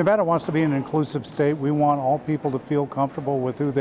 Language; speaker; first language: English; native; English